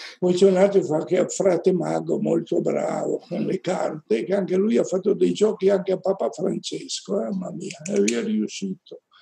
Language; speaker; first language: Italian; native; Italian